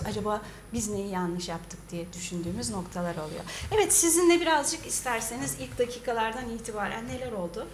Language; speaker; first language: Turkish; native; Turkish